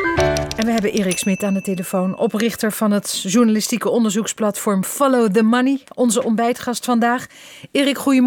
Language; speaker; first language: Dutch; native; Dutch